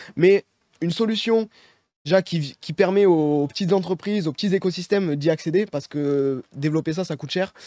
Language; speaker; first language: French; native; French